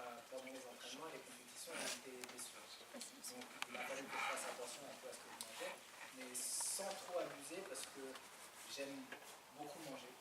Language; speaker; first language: French; native; French